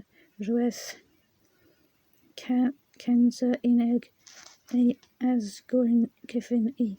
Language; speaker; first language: Welsh; non-native, learner; English